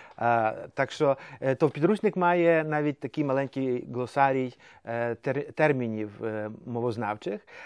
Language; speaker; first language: Ukrainian; native; Ukrainian